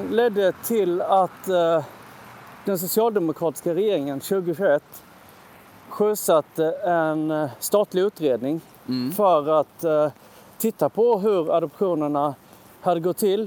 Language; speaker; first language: Swedish; native; Swedish